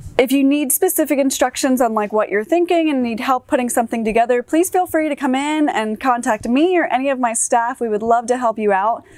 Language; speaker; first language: English; native; English